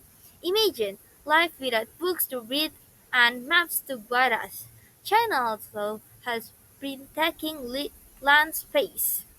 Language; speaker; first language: English; non-native, learner; Indonesian